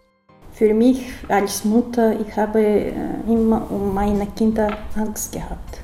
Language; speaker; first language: German; non-native, learner; Chechen